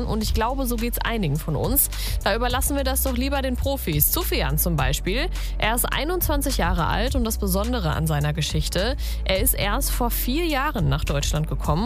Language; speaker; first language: German; native; German